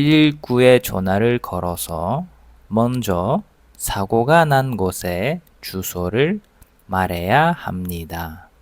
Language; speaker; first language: Korean; non-native, fluent; Russian